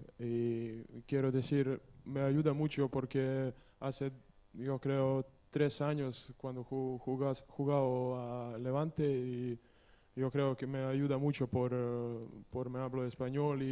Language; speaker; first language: Spanish; non-native, learner; Serbian